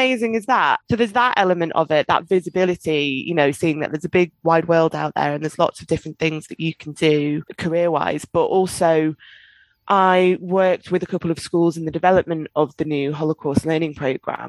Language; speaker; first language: English; native; English